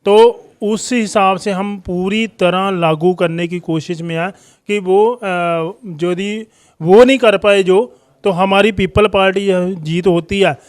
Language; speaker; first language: Hindi; non-native, local second language; Punjabi